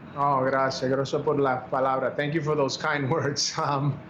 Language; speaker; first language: English; early bilingual, other home language; Spanish